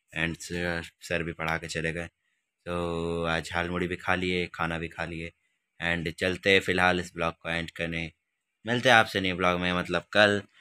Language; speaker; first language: Hindi; native; Hindi